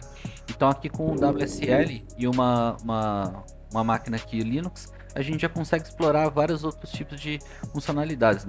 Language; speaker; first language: Portuguese; native; Portuguese